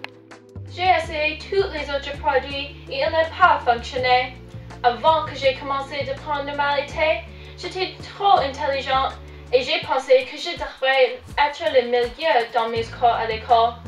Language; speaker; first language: French; non-native, learner; English